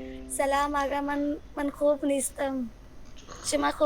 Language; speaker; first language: Persian; non-native, learner; Urdu